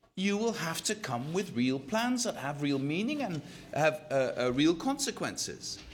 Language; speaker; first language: English; non-native, fluent; Dutch